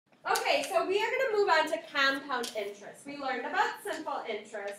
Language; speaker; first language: English; native; English